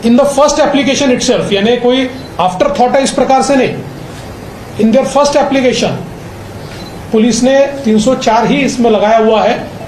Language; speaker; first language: Hindi; non-native, local second language; Marathi